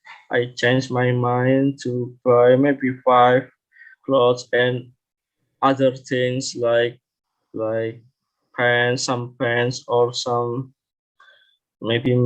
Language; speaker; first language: English; non-native, learner; Indonesian